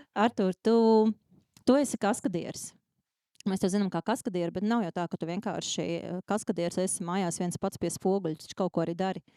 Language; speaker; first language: Latvian; native; Latvian